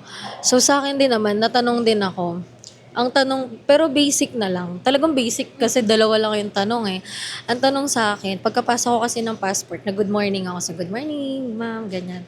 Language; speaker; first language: Filipino; native; Filipino